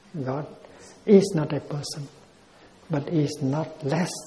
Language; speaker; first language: English; non-native, fluent; Vietnamese